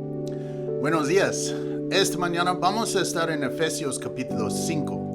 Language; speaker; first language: Spanish; non-native, fluent; English